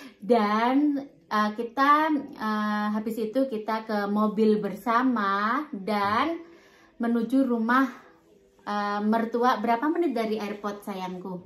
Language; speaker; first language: Indonesian; native; Indonesian